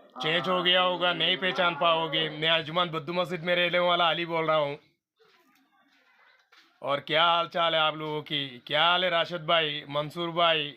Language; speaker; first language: Hindi; non-native, fluent; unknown